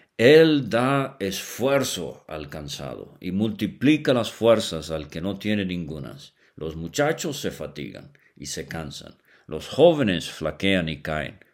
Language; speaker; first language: Spanish; native; Spanish